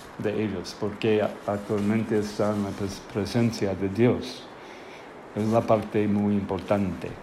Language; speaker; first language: Spanish; non-native, fluent; English